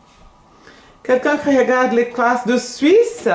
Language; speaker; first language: French; non-native, fluent; Portuguese